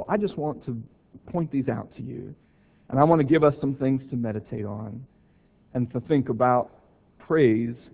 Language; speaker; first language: English; native; English